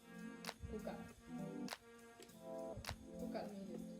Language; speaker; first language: French; non-native, fluent; English